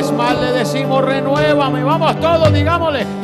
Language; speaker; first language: Spanish; native; Spanish